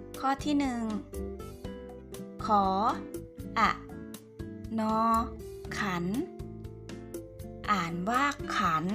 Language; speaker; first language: Thai; native; Thai